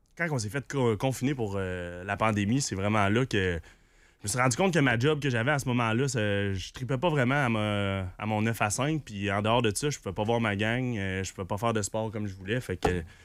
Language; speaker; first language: French; native; French